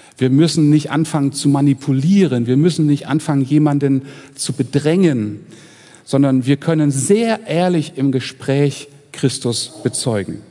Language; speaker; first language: German; native; German